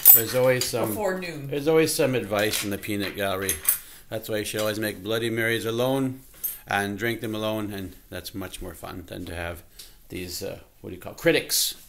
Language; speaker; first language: English; native; English